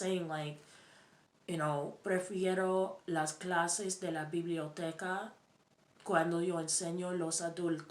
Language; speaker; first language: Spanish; non-native, learner; English